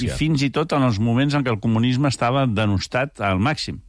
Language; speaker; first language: Catalan; native; Catalan